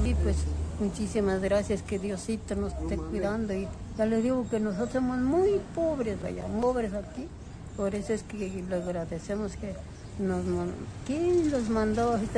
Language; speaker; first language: Spanish; native; Spanish